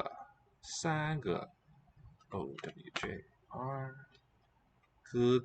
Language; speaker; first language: Chinese; non-native, learner; English